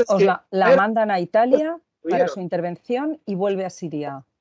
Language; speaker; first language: Spanish; native; Spanish